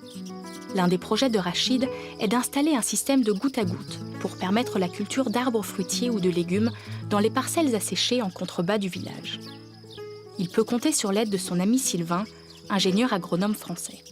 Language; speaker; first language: French; native; French